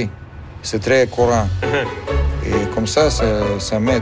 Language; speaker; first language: French; non-native, fluent; Russian